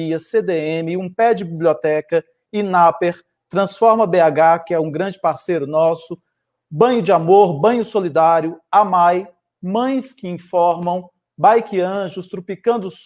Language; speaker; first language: Portuguese; native; Portuguese